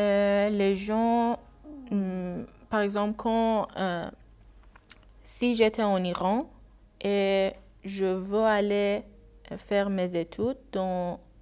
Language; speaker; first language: French; non-native, learner; Persian